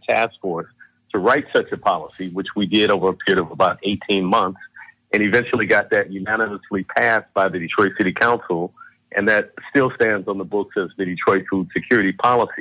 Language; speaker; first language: English; native; English